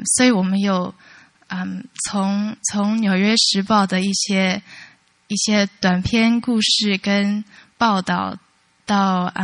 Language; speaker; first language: Chinese; early bilingual, heritage; Chinese